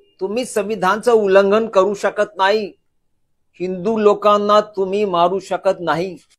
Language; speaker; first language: Marathi; non-native, local second language; Hindi